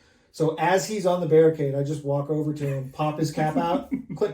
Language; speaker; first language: English; native; English